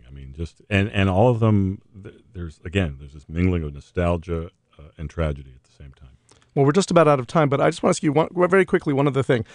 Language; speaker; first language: English; native; English